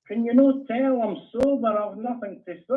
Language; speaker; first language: English; native; English